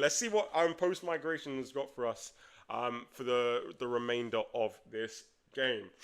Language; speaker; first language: English; native; English